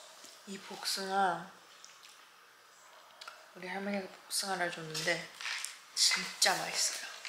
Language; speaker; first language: Korean; early bilingual, heritage; Korean